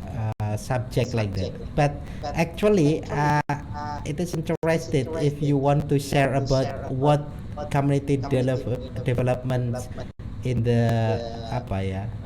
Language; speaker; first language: English; non-native, learner; Indonesian